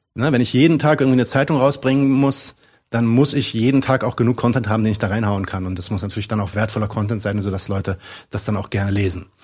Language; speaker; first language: German; early bilingual, other home language; Arabic